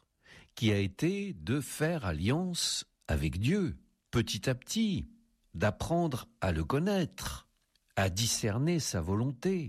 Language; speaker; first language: French; native; French